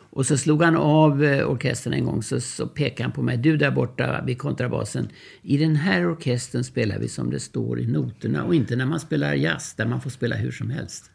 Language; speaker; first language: Swedish; early bilingual, other home language; German